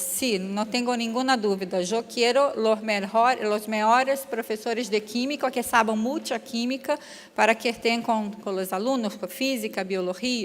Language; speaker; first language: Spanish; non-native, learner; Portuguese